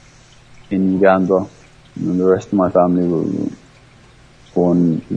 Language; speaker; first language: English; early bilingual, other home language; Somali